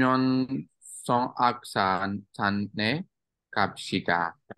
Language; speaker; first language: Korean; non-native, learner; Burmese